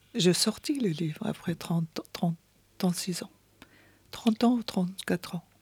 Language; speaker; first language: French; non-native, fluent; Arabic